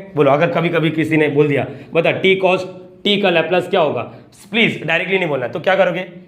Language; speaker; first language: Hindi; non-native, local second language; Marathi